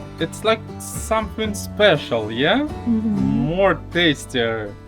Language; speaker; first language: English; non-native, learner; Russian